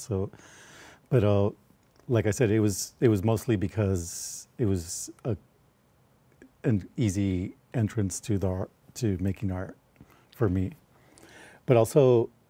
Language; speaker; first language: English; early bilingual, other home language; Spanish